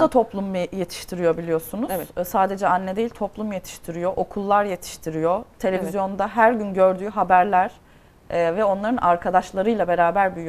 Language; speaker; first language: Turkish; native; Turkish